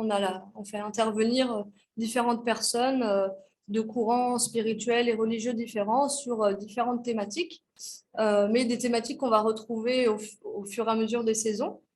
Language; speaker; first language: French; native; French